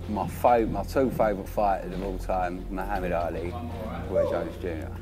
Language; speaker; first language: English; native; English